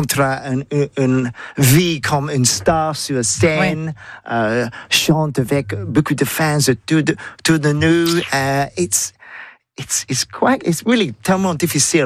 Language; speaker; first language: French; non-native, learner; English